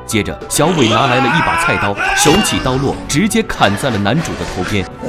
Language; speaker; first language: Chinese; native; Chinese